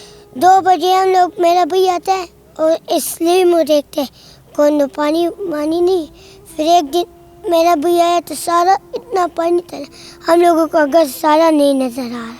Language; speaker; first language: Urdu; non-native, local second language; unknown